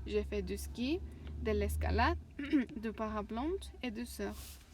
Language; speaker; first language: French; non-native, fluent; Spanish